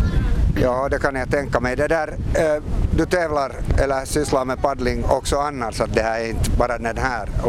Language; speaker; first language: Swedish; native; Swedish